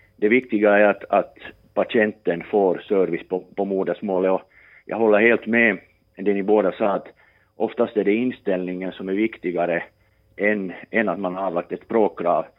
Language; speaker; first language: Swedish; native; Swedish